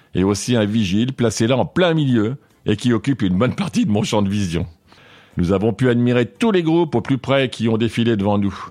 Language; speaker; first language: French; non-native, fluent; Portuguese